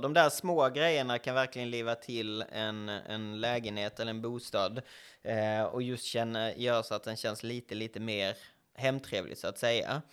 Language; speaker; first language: Swedish; native; Swedish